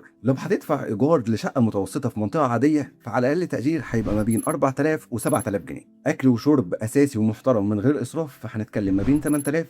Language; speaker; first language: Arabic; native; Arabic